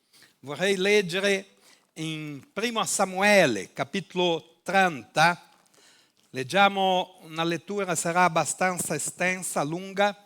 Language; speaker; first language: Italian; non-native, fluent; Portuguese